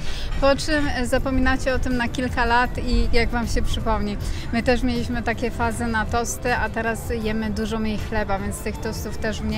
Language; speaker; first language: Polish; native; Polish